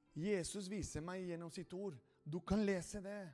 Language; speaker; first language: Norwegian; non-native, fluent; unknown